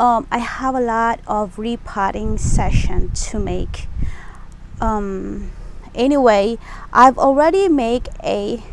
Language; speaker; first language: English; non-native, local second language; Filipino